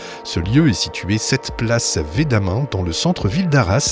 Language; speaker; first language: French; native; French